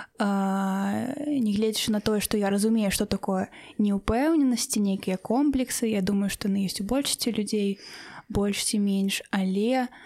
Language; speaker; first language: Belarusian; non-native, local second language; Russian